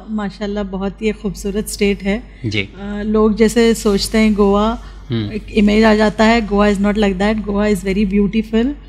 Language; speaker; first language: Hindi; non-native, local second language; Urdu